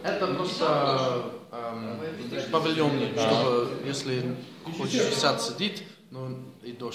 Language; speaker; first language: Russian; non-native, fluent; Dutch